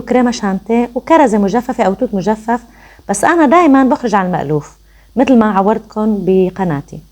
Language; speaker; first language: Arabic; native; Arabic